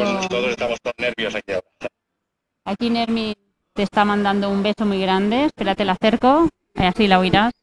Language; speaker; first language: Spanish; native; Spanish